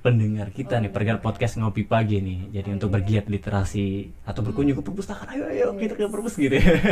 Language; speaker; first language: Indonesian; native; Indonesian